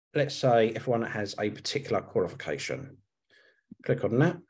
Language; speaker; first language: English; native; English